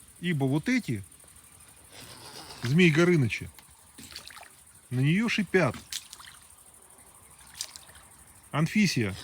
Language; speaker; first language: Russian; native; Russian